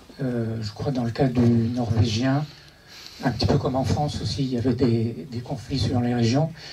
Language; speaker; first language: French; native; French